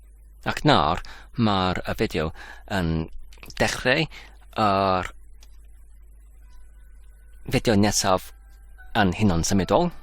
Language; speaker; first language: Welsh; non-native, learner; English